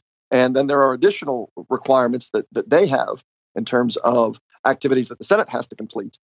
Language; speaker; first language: English; native; English